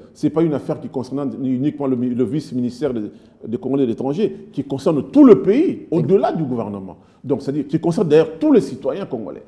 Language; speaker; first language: French; non-native, local second language; Lingala